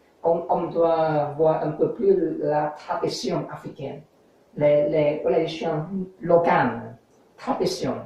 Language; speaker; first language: French; non-native, learner; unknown